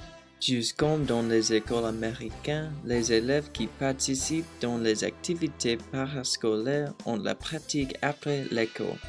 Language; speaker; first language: French; non-native, learner; English